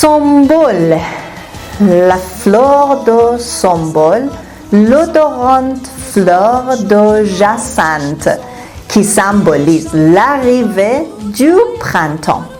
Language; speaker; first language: French; non-native, fluent; Persian